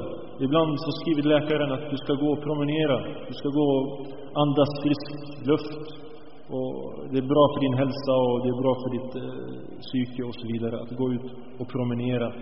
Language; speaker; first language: Swedish; early bilingual, other home language; Arabic